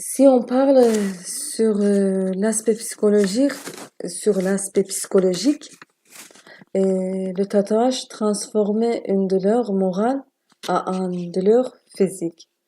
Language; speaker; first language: French; non-native, learner; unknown